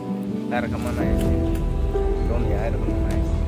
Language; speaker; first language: Hindi; non-native, local second language; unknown